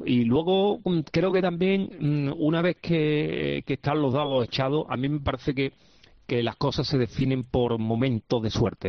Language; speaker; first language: Spanish; native; Spanish